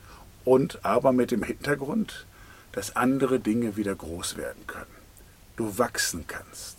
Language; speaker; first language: German; native; German